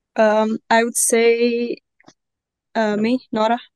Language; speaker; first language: English; non-native, fluent; Italian